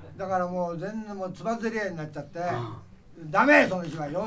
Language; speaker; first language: Japanese; native; Japanese